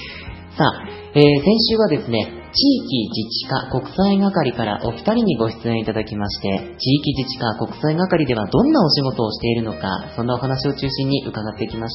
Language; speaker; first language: Japanese; native; Japanese